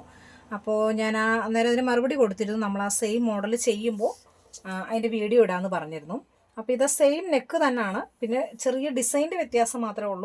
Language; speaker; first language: Malayalam; native; Malayalam